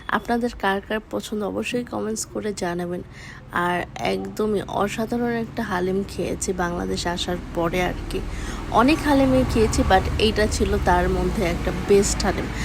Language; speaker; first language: Bangla; early bilingual, heritage; Bangla